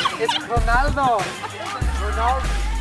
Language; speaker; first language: Spanish; non-native, learner; English